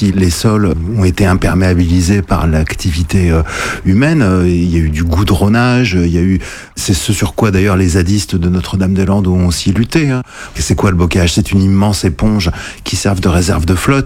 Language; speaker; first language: French; native; French